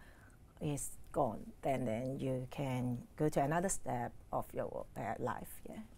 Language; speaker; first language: English; non-native, learner; Cantonese